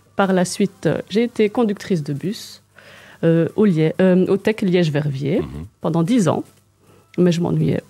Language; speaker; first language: French; native; French